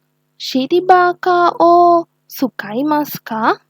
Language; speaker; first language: Japanese; non-native, learner; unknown